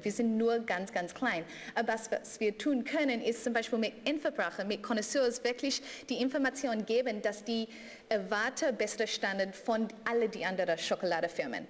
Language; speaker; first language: German; non-native, learner; English